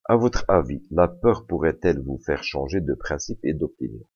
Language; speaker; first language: French; non-native, local second language; Arabic